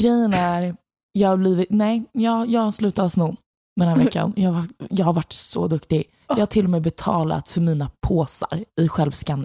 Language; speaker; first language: Swedish; native; Swedish